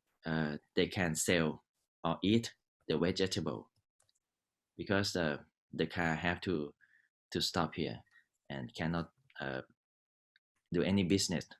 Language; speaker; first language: English; non-native, learner; Thai